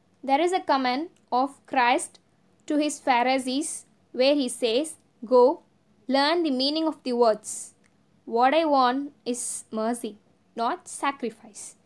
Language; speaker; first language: English; non-native, local second language; Tamil